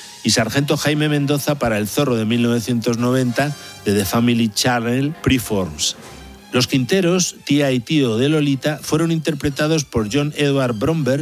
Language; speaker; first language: Spanish; native; Spanish